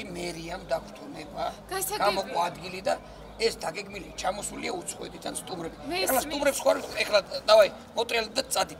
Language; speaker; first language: Georgian; native; Georgian